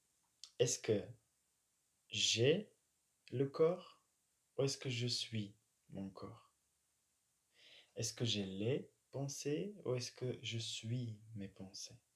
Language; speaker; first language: French; non-native, fluent; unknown